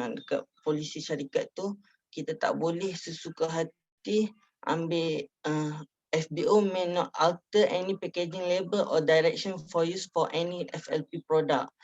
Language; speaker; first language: Malay; native; Malay